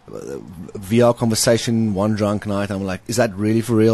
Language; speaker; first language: English; non-native, local second language; Afrikaans